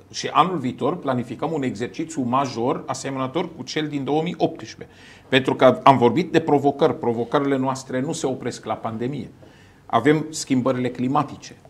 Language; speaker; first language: Romanian; non-native, fluent; Arabic